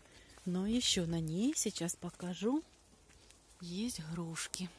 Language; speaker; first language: Russian; native; Russian